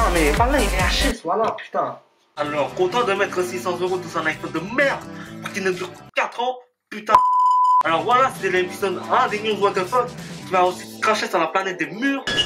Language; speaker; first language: French; native; French